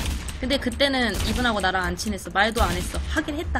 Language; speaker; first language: Korean; native; Korean